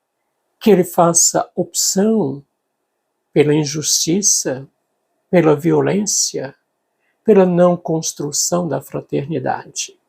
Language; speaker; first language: Portuguese; native; Portuguese